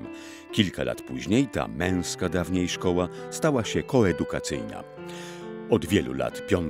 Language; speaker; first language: Polish; native; Polish